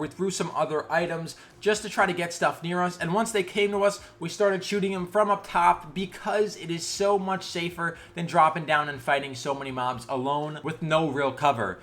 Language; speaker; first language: English; native; English